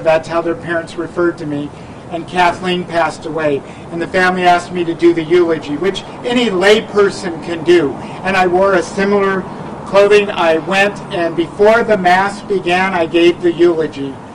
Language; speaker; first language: English; native; English